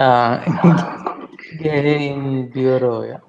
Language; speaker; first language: German; non-native, learner; Hindi